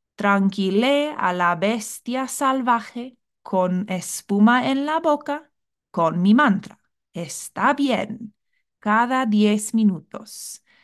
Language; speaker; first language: Spanish; non-native, fluent; English